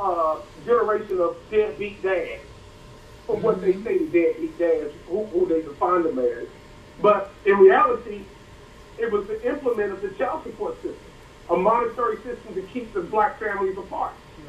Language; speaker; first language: English; native; English